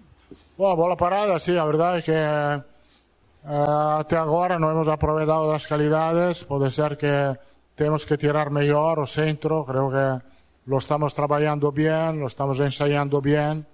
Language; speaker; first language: Portuguese; non-native, fluent; Italian